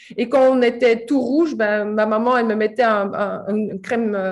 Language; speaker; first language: French; native; French